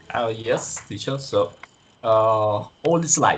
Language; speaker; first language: English; non-native, learner; Spanish